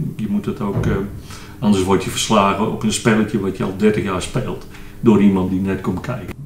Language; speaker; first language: Dutch; non-native, local second language; Western Frisian